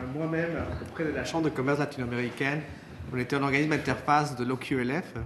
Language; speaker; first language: French; non-native, fluent; Spanish